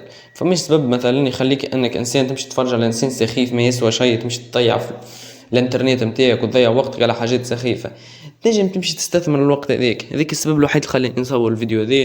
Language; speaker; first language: Arabic; native; Arabic